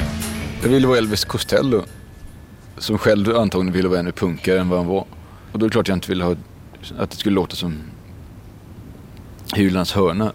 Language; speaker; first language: Swedish; native; Swedish